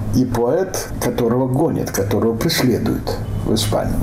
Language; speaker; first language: Russian; non-native, local second language; Yiddish